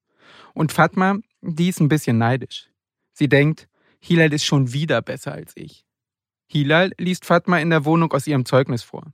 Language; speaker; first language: German; native; German